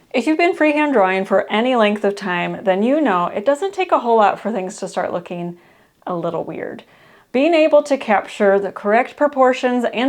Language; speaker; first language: English; native; English